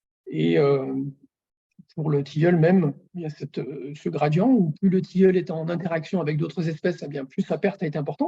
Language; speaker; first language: French; native; French